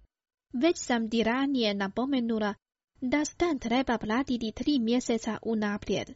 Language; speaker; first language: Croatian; non-native, fluent; Chinese